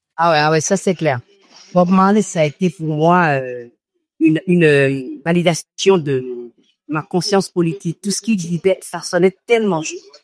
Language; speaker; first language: French; non-native, local second language; Fon